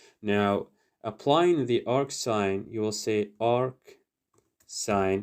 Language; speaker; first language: English; non-native, fluent; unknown